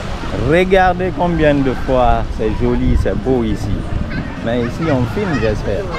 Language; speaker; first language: French; non-native, local second language; Susu